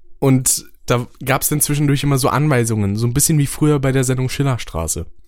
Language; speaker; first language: German; native; German